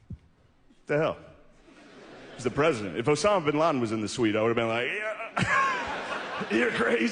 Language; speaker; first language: English; native; English